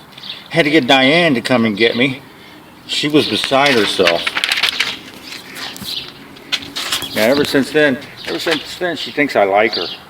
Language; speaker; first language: English; native; English